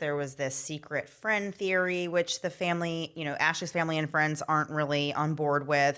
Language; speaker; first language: English; native; English